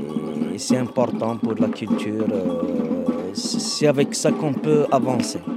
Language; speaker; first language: French; non-native, local second language; Arabic